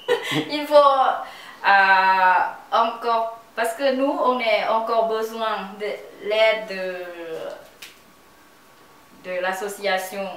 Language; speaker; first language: French; non-native, learner; Lao